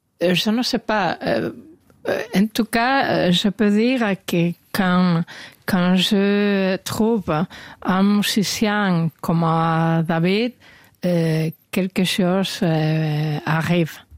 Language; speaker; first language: French; non-native, learner; Spanish